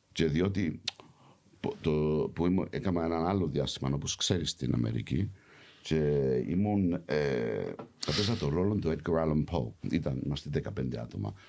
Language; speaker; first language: Greek; early bilingual, heritage; Greek